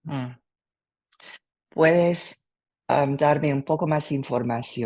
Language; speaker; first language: Spanish; non-native, learner; English